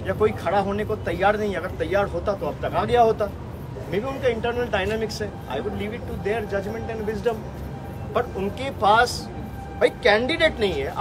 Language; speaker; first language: Hindi; non-native, local second language; Bangla